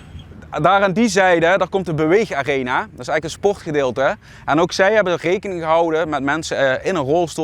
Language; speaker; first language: Dutch; native; Dutch